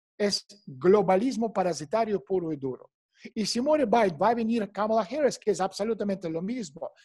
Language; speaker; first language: Spanish; non-native, fluent; Russian